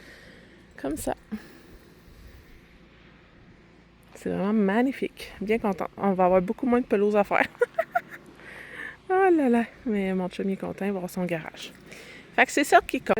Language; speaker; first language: French; native; French